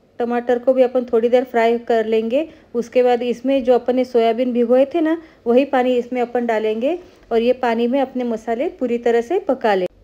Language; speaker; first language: Hindi; non-native, local second language; Marathi